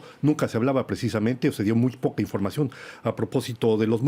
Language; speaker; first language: Spanish; native; Spanish